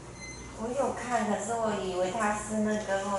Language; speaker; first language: Chinese; native; Chinese